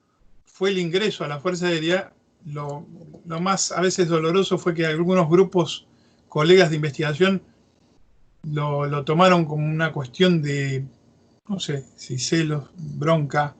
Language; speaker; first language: Spanish; native; Spanish